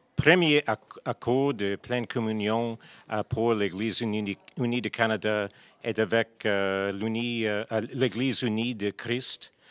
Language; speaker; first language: French; non-native, local second language; English